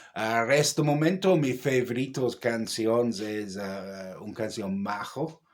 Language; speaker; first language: Spanish; non-native, learner; English